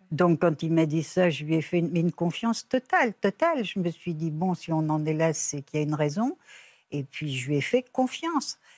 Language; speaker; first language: French; native; French